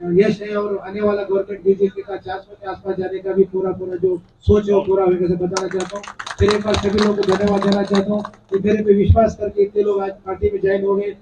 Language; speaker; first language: Hindi; non-native, local second language; Telugu